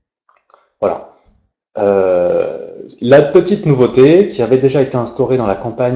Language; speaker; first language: French; native; French